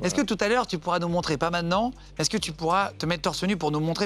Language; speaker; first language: French; native; French